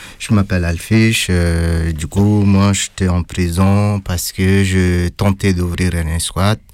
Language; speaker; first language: French; non-native, fluent; Arabic